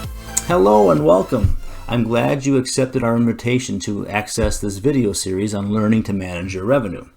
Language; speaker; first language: English; native; English